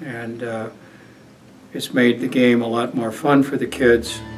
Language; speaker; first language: English; native; English